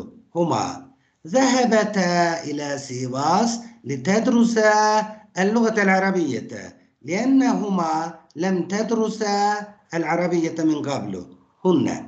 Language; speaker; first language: Arabic; non-native, fluent; Turkish